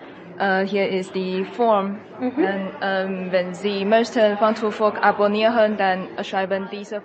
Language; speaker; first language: German; non-native, learner; Chinese